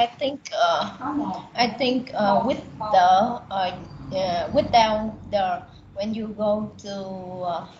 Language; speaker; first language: English; non-native, learner; Vietnamese